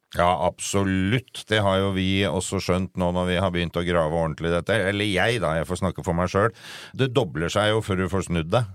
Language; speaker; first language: Norwegian; native; Norwegian